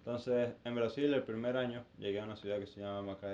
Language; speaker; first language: Spanish; native; Spanish